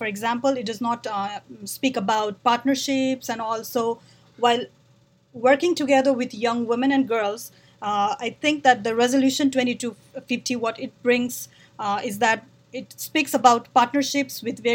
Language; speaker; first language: English; non-native, local second language; Nepali